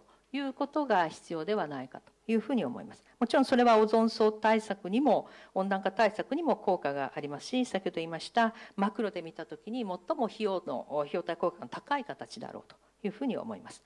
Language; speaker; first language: Japanese; native; Japanese